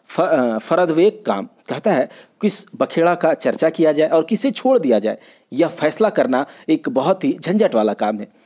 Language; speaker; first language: Hindi; non-native, local second language; Magahi